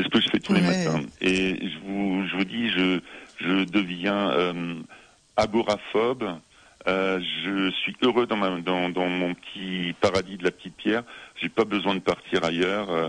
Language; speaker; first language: French; native; French